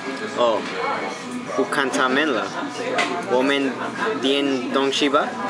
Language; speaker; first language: Chinese; non-native, learner; English